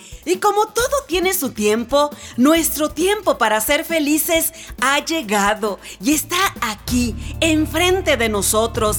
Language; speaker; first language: Spanish; native; Spanish